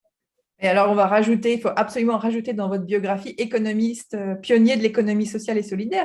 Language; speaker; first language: French; native; French